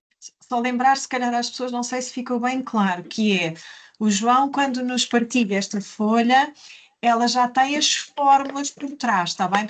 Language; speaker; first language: Portuguese; native; Portuguese